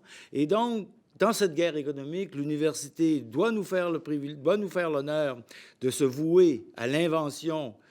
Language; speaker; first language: French; native; French